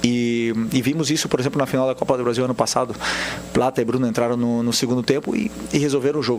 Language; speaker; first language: Portuguese; native; Portuguese